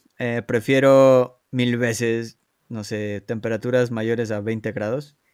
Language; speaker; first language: Spanish; native; Spanish